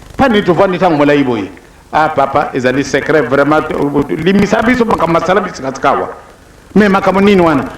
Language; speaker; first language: Lingala; non-native, local second language; Kongo